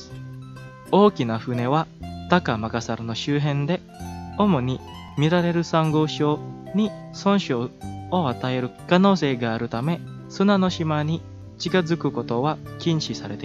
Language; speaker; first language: Japanese; non-native, fluent; Indonesian